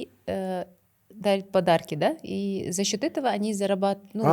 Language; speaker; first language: Russian; non-native, local second language; Kazakh